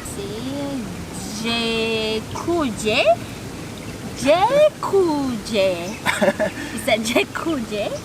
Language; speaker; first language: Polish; non-native, learner; Balinese